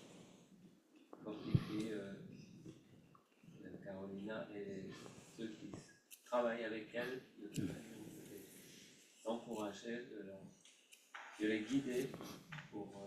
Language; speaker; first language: French; native; French